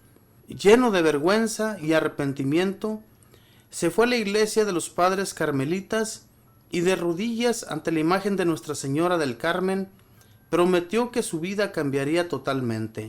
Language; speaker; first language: Spanish; native; Spanish